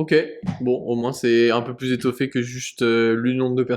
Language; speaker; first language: French; native; French